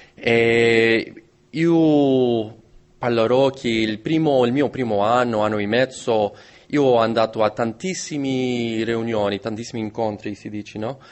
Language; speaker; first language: Italian; non-native, learner; English